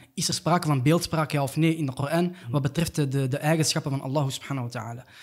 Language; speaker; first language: Dutch; early bilingual, other home language; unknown